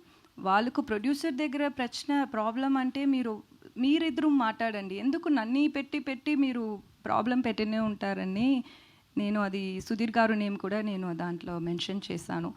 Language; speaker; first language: Telugu; non-native, local second language; Tamil